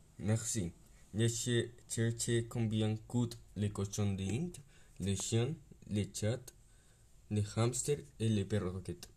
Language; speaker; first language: French; non-native, learner; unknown